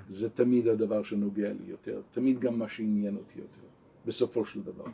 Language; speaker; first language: Hebrew; non-native, local second language; English